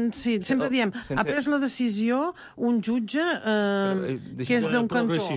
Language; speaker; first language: Catalan; native; Catalan